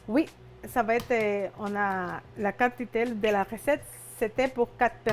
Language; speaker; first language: French; non-native, fluent; Spanish